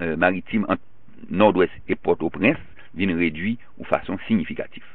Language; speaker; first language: French; non-native, local second language; Haitian Creole